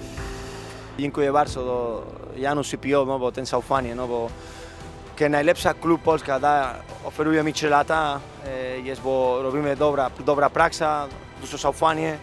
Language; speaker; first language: Polish; non-native, learner; Spanish